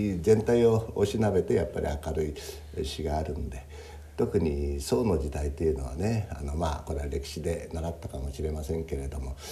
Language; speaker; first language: Japanese; native; Japanese